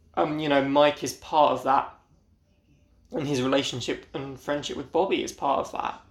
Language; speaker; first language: English; native; English